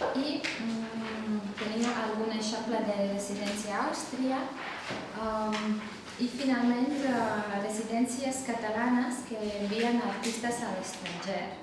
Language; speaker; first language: Catalan; non-native, fluent; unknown